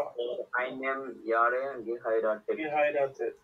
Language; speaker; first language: German; non-native, learner; Bangla